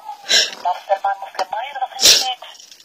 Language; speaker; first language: Arabic; native; Arabic